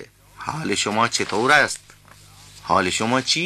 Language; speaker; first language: Persian; non-native, fluent; Urdu